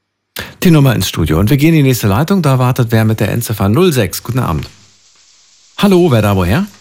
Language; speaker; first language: German; native; German